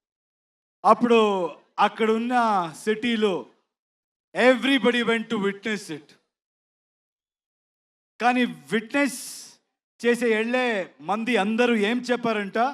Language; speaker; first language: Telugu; non-native, learner; Kannada